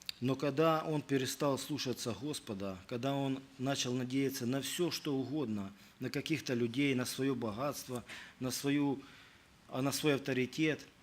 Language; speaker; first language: Russian; native; Russian